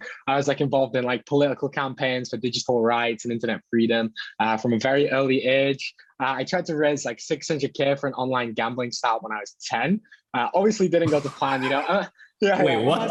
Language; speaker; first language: English; native; English